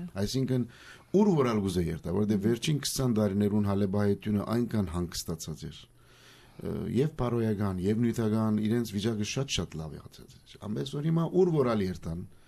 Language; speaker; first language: Armenian; early bilingual, heritage; Armenian